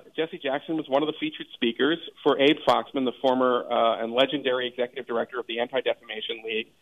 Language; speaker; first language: English; native; English